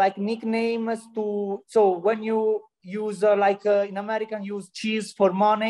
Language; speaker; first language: English; non-native, learner; Italian